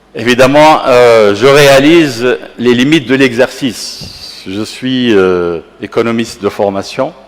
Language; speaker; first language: French; non-native, local second language; Arabic